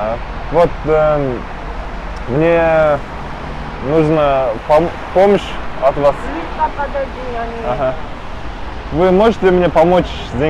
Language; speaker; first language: Russian; non-native, learner; Kazakh